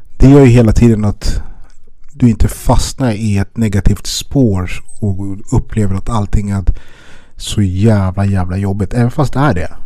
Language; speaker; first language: Swedish; early bilingual, other home language; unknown